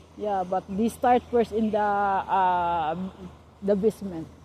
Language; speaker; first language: English; non-native, local second language; Cebuano